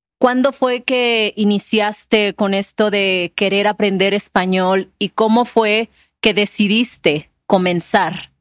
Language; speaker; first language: Spanish; native; Spanish